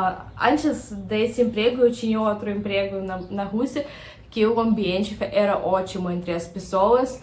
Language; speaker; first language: Portuguese; non-native, fluent; Russian